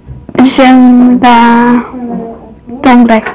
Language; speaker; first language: French; non-native, learner; English